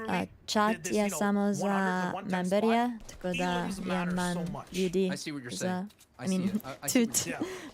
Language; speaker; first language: Slovenian; early bilingual, heritage; Slovenian